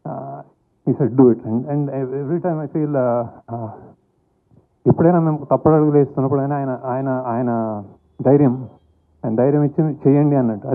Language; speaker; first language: Telugu; native; Telugu